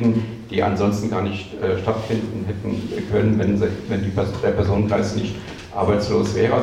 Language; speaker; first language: German; native; German